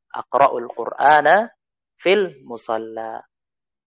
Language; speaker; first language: Arabic; non-native, fluent; Indonesian